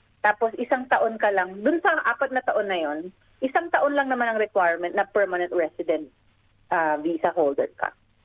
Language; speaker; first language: Filipino; native; Filipino